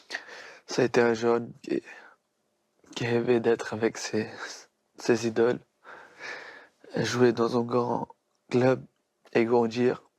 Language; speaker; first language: French; non-native, fluent; Portuguese